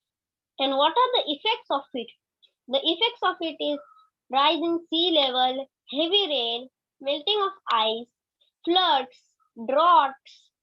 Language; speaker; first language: English; non-native, learner; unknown